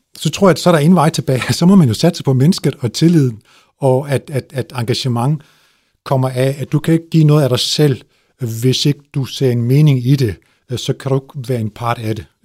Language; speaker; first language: Danish; early bilingual, other home language; Turkish